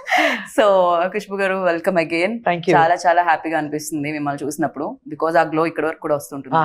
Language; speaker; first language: Telugu; native; Telugu